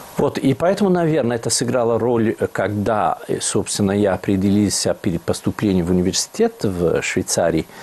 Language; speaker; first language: Russian; non-native, fluent; Italian